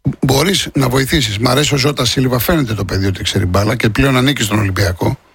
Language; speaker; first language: Greek; native; Greek